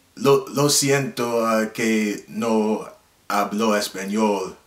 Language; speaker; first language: Spanish; non-native, learner; English